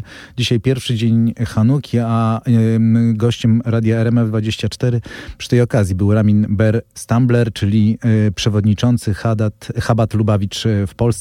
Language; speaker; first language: Polish; native; Polish